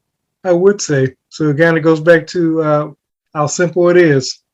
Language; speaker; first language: English; native; English